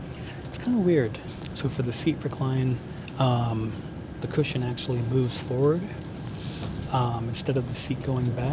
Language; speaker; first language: English; native; English